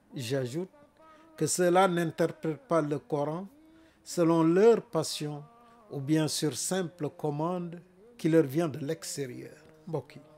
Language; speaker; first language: French; non-native, local second language; Wolof